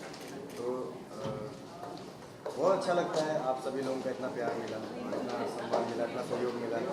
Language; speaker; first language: Hindi; native; Hindi